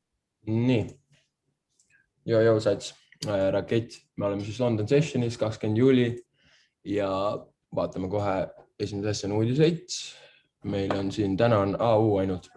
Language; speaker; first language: Estonian; native; Estonian